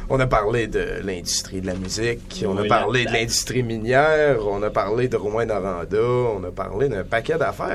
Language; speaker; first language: French; native; French